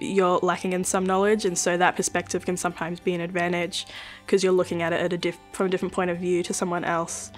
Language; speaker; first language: English; native; English